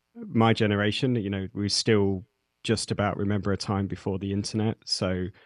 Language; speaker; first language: English; native; English